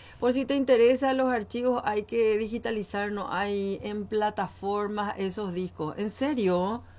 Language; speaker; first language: Spanish; native; Spanish